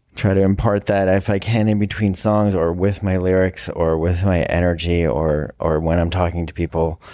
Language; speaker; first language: English; native; English